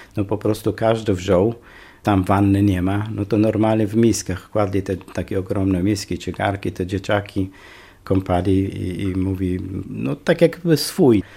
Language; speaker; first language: Polish; non-native, fluent; Kurdish